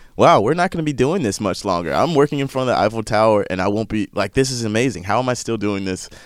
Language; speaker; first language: English; native; English